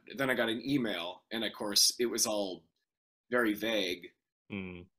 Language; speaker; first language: English; native; English